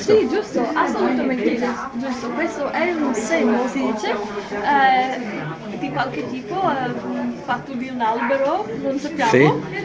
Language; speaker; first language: Italian; non-native, learner; English